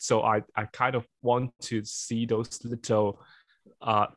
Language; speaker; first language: English; non-native, local second language; Cantonese